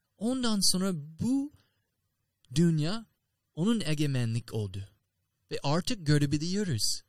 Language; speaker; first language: Turkish; non-native, learner; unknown